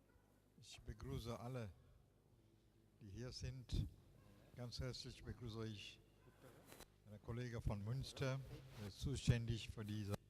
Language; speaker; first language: German; non-native, fluent; Tamil